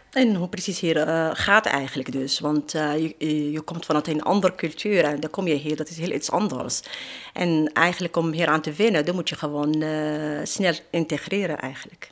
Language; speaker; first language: Dutch; non-native, fluent; Arabic